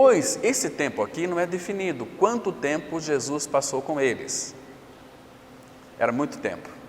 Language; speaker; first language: Portuguese; native; Portuguese